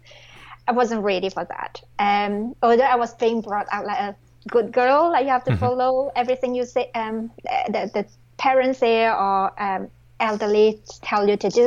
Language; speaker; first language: English; non-native, local second language; Chinese